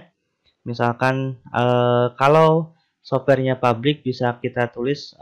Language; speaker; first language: Indonesian; native; Indonesian